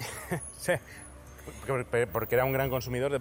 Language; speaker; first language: Spanish; native; Spanish